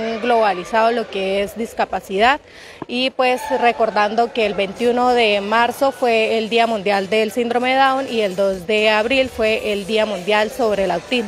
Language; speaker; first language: Spanish; native; Spanish